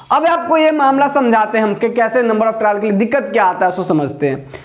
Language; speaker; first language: Hindi; native; Hindi